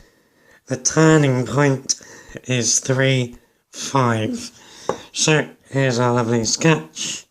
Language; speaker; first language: English; native; English